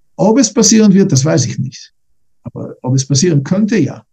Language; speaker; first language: German; non-native, fluent; English